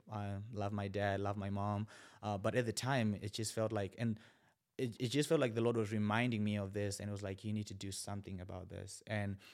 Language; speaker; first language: English; non-native, local second language; Shona